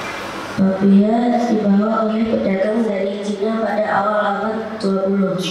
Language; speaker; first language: Indonesian; native; Indonesian